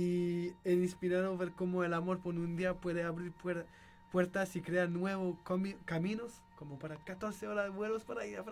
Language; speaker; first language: Spanish; non-native, learner; French